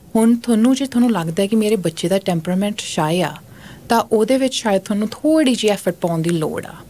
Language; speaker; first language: Punjabi; native; Punjabi